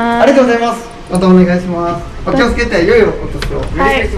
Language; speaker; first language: Japanese; native; Japanese